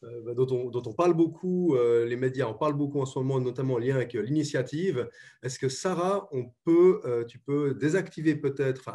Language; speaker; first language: French; native; French